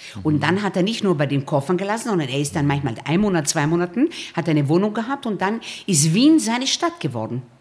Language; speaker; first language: German; early bilingual, other home language; Romanian